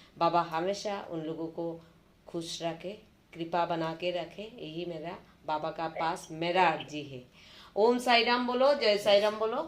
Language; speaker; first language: Hindi; non-native, local second language; Marathi